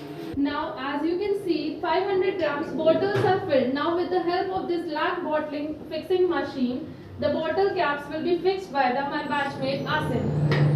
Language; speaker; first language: English; non-native, local second language; Hindi